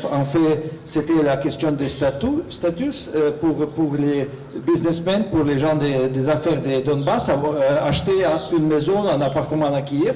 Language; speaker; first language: French; non-native, fluent; Russian